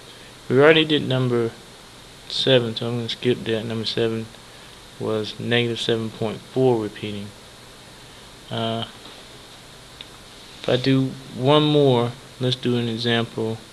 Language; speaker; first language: English; native; English